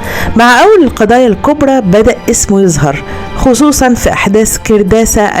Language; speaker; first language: Arabic; native; Arabic